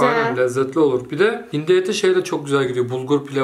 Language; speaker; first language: Turkish; native; Turkish